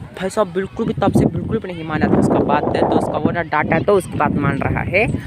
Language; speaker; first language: Hindi; non-native, local second language; Urdu